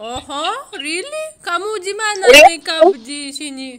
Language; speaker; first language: Indonesian; non-native, learner; Russian